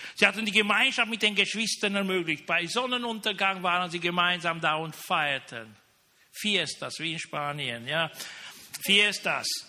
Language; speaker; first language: German; non-native, fluent; Romanian